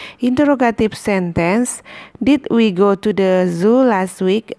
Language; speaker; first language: English; non-native, fluent; Indonesian